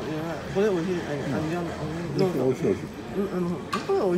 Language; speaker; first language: Japanese; non-native, learner; Thai